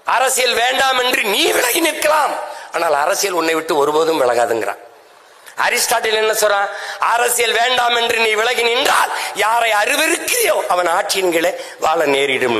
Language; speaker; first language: Tamil; native; Tamil